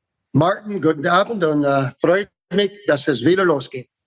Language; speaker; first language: German; non-native, learner; English